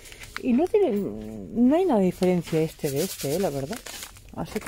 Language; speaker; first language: Spanish; native; Spanish